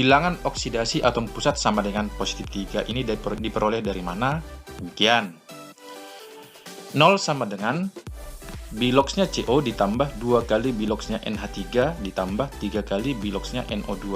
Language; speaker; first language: Indonesian; native; Indonesian